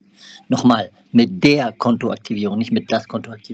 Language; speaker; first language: German; native; German